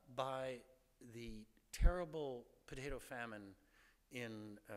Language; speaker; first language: English; native; English